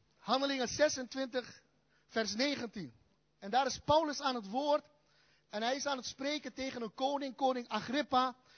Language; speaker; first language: Dutch; early bilingual, other home language; Turkish